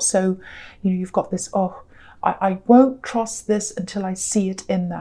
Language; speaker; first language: English; native; English